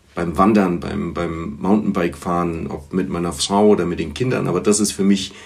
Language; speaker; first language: German; early bilingual, other home language; Bulgarian